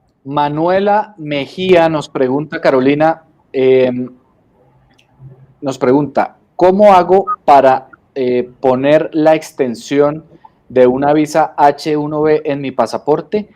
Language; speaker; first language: Spanish; native; Spanish